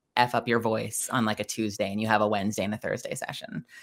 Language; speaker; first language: English; native; English